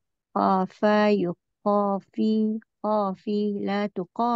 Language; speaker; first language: Arabic; non-native, learner; Indonesian